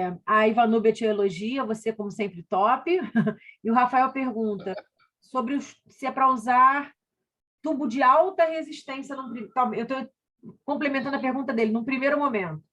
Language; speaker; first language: Portuguese; native; Portuguese